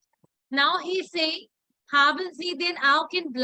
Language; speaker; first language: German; non-native, fluent; Hindi